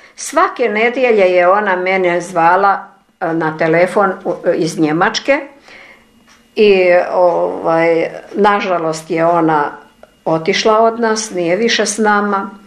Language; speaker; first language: Serbian; non-native, local second language; Ukrainian